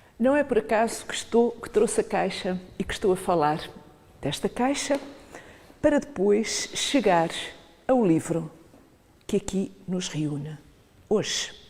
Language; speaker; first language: Portuguese; native; Portuguese